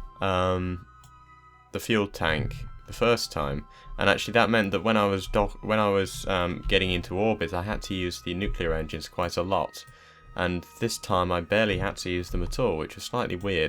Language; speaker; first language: English; native; English